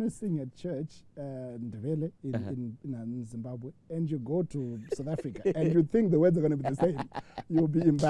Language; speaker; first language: English; non-native, local second language; Shona